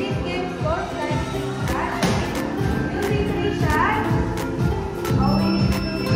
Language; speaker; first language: English; non-native, local second language; Filipino